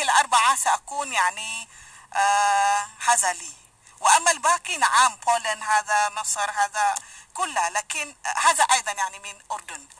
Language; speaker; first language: Arabic; non-native, fluent; Malay